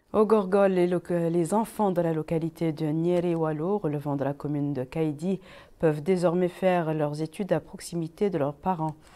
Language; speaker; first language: French; non-native, local second language; Arabic